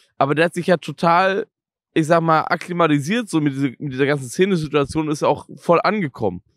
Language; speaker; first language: German; native; German